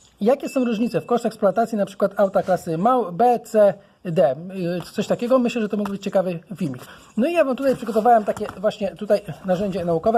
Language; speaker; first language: Polish; native; Polish